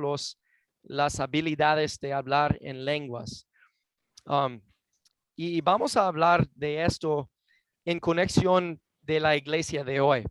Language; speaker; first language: Spanish; non-native, fluent; English